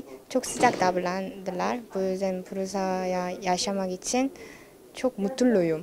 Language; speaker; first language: Turkish; non-native, learner; Korean